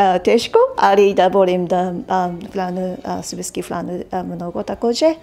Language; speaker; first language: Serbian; non-native, learner; Japanese